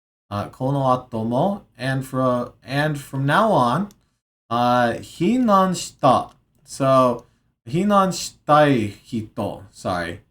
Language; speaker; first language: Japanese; non-native, learner; English